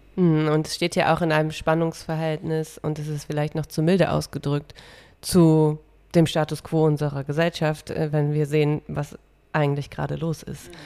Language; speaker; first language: German; native; German